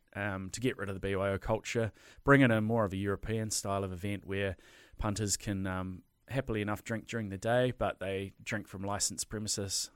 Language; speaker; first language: English; native; English